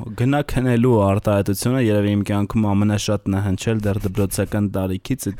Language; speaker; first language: Armenian; native; Armenian